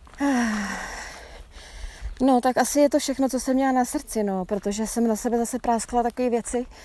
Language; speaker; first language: Czech; native; Czech